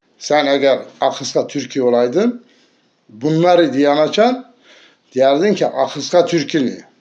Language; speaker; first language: Turkish; native; Turkish